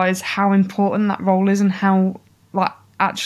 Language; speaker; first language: English; native; English